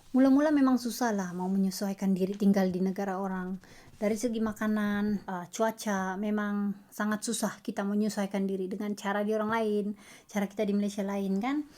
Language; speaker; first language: Malay; native; Malay